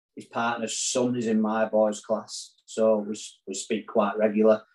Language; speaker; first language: English; native; English